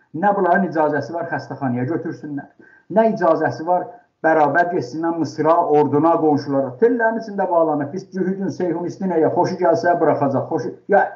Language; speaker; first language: Azerbaijani; non-native, local second language; Talysh